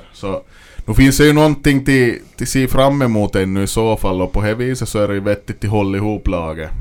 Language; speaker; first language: Swedish; native; Swedish